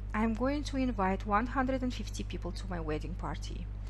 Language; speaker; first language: English; non-native, fluent; Kazakh